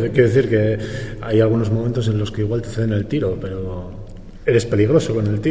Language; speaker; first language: Spanish; native; Spanish